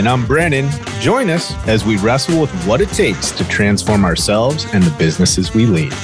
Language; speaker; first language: English; native; English